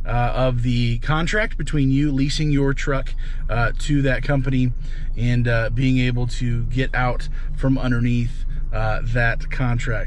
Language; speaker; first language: English; native; English